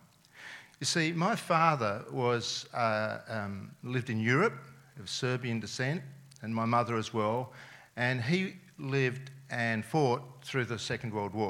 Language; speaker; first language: English; non-native, local second language; Serbian